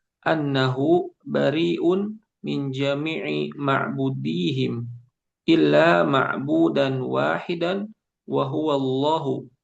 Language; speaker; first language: Arabic; non-native, learner; Indonesian